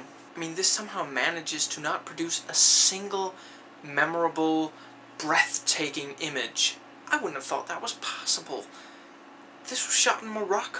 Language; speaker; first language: English; native; English